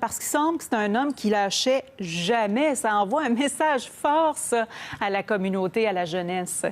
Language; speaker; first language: French; native; French